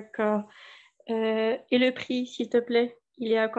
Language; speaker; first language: French; non-native, learner; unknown